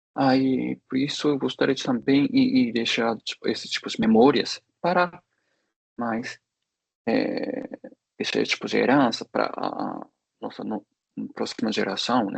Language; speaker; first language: Portuguese; non-native, fluent; Japanese